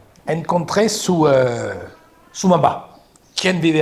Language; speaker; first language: Spanish; non-native, learner; French